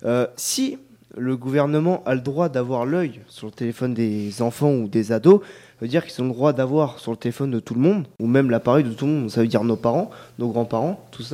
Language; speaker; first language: French; native; French